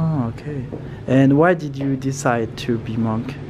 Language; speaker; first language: English; non-native, fluent; French